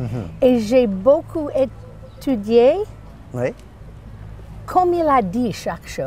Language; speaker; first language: French; non-native, learner; English